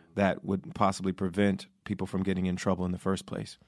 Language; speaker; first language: English; native; English